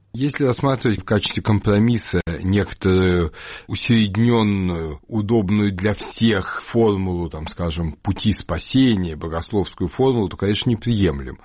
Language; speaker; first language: Russian; native; Russian